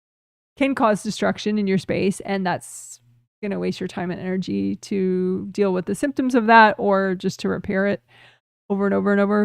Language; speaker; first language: English; native; English